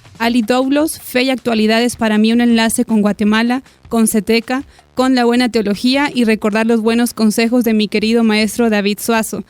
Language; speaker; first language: Spanish; native; Spanish